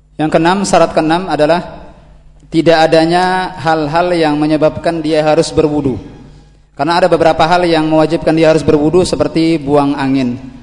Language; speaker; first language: Indonesian; native; Indonesian